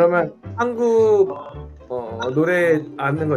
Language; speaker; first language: Korean; non-native, fluent; Chinese